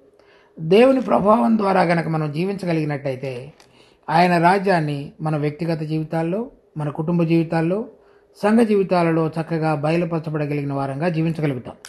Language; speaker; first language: Telugu; native; Telugu